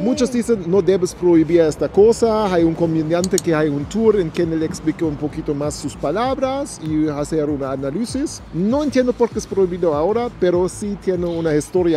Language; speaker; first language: Spanish; non-native, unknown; German